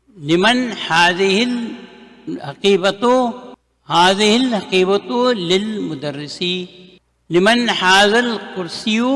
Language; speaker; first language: Arabic; non-native, learner; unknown